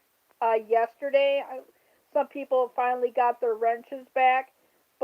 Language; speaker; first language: English; native; English